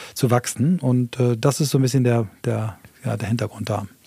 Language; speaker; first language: German; native; German